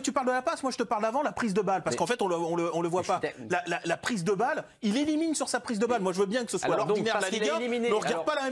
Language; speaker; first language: French; native; French